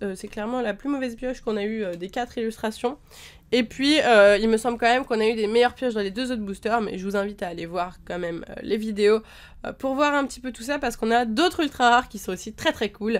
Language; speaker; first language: French; native; French